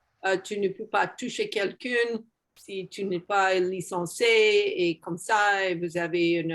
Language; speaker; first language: French; non-native, learner; English